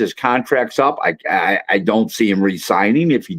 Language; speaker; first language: English; native; English